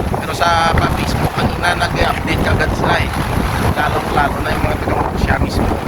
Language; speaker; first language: Filipino; native; Filipino